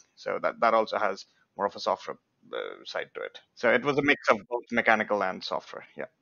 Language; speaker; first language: English; non-native, local second language; Bangla